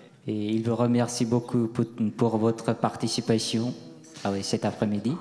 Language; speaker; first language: French; non-native, fluent; Nepali